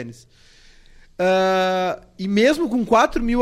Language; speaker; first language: Portuguese; native; Portuguese